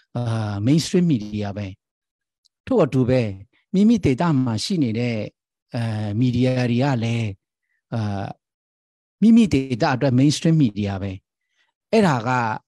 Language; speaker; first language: Burmese; non-native, local second language; Shan